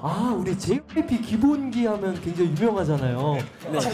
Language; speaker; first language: Korean; native; Korean